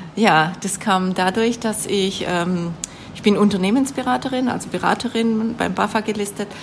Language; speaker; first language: German; native; German